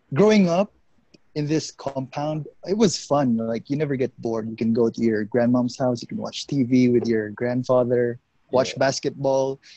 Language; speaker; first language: English; non-native, local second language; Hiligaynon